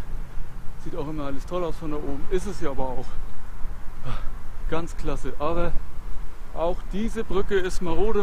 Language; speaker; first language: German; native; German